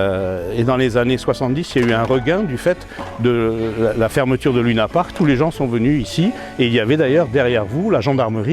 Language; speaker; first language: French; native; French